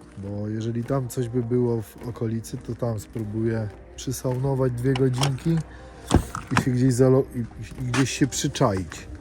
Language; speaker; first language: Polish; native; Polish